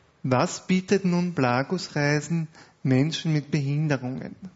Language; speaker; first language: German; native; German